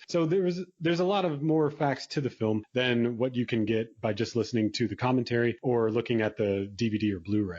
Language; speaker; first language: English; native; English